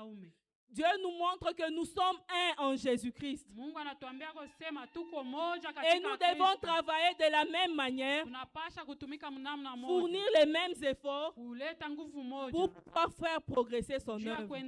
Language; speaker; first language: French; non-native, local second language; Swahili